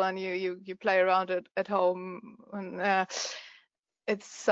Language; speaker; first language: English; non-native, fluent; German